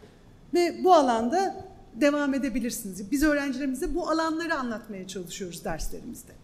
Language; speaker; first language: Turkish; native; Turkish